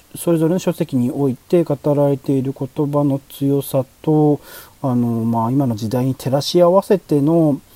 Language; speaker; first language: Japanese; native; Japanese